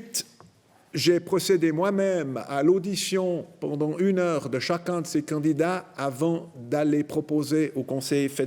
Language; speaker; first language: French; native; French